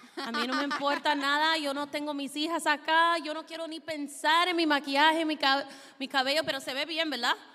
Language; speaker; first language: Spanish; non-native, fluent; English